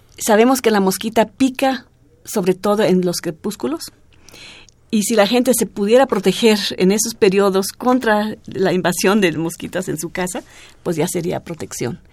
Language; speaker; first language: Spanish; non-native, fluent; German